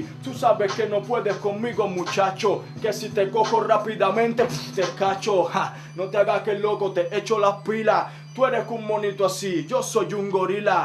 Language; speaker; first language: Spanish; native; Spanish